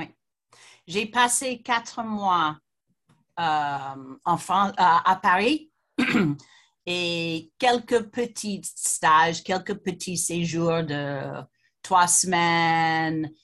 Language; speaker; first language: French; non-native, fluent; English